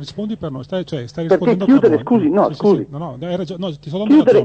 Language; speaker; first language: Italian; native; Italian